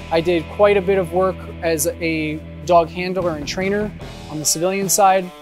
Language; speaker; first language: English; native; English